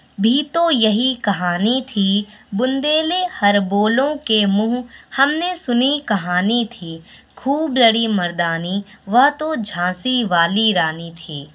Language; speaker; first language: Hindi; native; Hindi